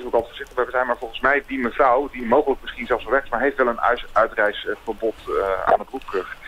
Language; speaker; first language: Dutch; native; Dutch